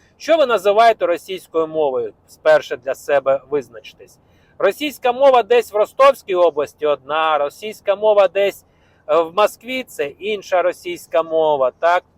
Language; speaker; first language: Ukrainian; non-native, local second language; Russian